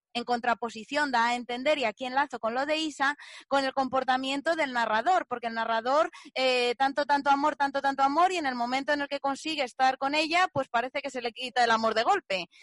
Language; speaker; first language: Spanish; native; Spanish